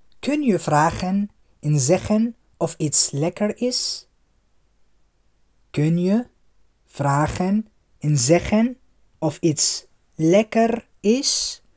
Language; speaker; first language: Dutch; non-native, fluent; Arabic